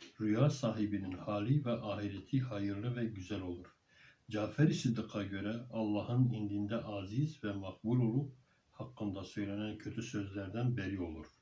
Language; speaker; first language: Turkish; native; Turkish